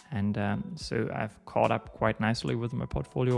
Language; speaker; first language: English; non-native, fluent; German